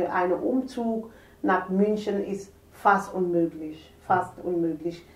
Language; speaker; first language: German; non-native, fluent; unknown